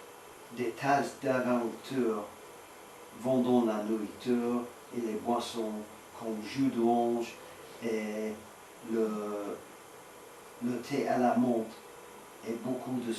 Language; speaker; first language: French; non-native, learner; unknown